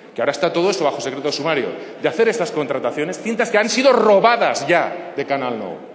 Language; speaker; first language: Spanish; non-native, local second language; Catalan